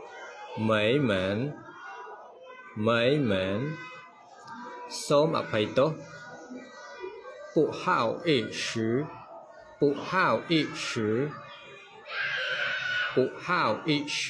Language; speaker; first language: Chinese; non-native, fluent; Khmer